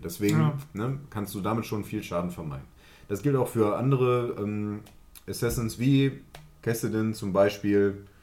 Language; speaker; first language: German; native; German